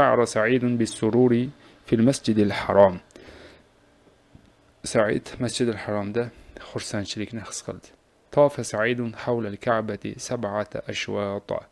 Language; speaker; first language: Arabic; non-native, fluent; Uzbek